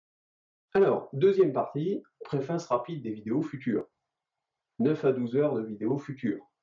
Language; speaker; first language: French; native; French